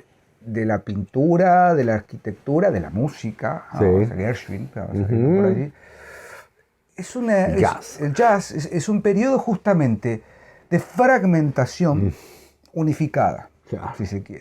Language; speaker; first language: Spanish; native; Spanish